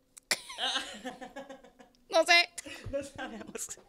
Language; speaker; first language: Spanish; native; Spanish